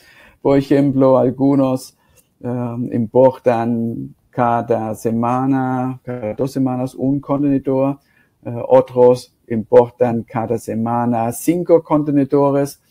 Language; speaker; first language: Spanish; non-native, fluent; German